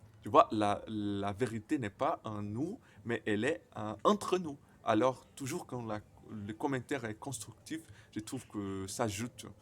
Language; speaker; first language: French; non-native, learner; Portuguese